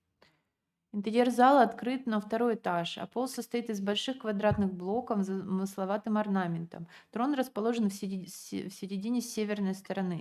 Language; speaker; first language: Russian; native; Russian